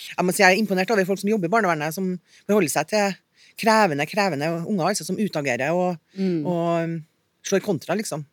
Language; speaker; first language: Norwegian; native; Norwegian